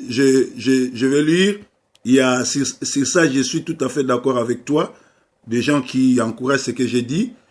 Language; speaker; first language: French; non-native, local second language; Lingala